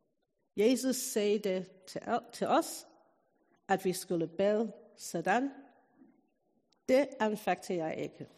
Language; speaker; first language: Danish; non-native, fluent; English